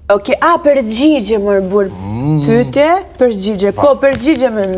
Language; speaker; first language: Albanian; early bilingual, heritage; Albanian